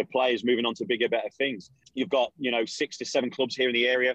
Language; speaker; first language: English; native; English